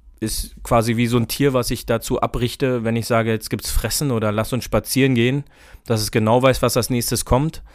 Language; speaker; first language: German; native; German